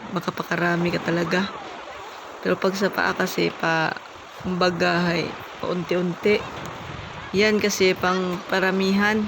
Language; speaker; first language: Filipino; non-native, local second language; Hiligaynon